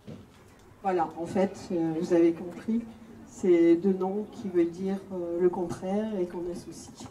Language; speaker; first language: French; native; French